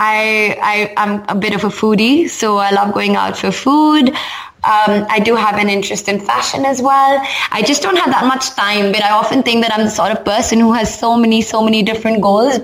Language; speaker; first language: English; non-native, local second language; Hindi